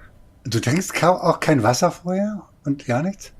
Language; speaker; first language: German; native; German